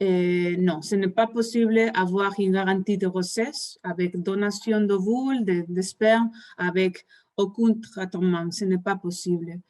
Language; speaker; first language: French; non-native, fluent; Spanish